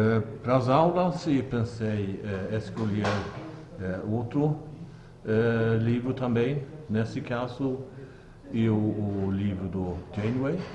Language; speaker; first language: Portuguese; non-native, learner; Swedish